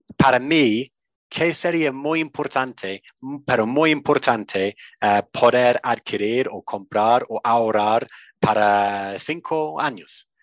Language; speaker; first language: Spanish; non-native, fluent; English